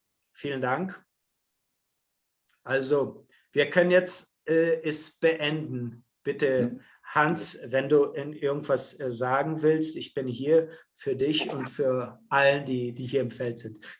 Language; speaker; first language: German; non-native, fluent; Portuguese